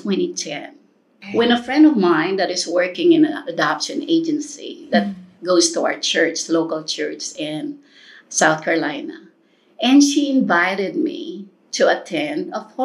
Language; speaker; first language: English; non-native, local second language; Filipino